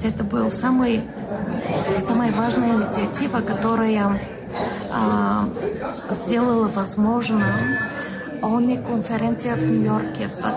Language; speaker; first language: Russian; non-native, learner; Bulgarian